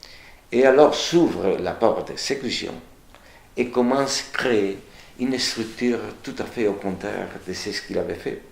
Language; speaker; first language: French; non-native, fluent; Spanish